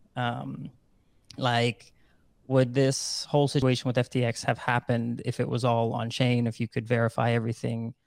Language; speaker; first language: English; non-native, fluent; Dutch